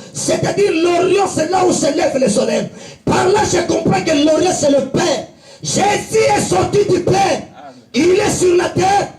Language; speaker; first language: French; non-native, local second language; Lingala